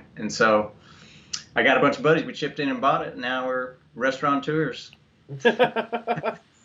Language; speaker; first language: English; native; English